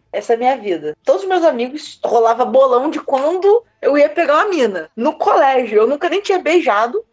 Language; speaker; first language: Portuguese; native; Portuguese